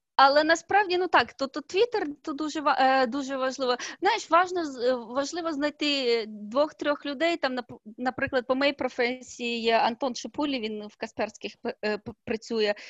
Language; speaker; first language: Ukrainian; native; Ukrainian